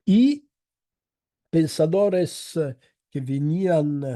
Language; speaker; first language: Spanish; non-native, fluent; Italian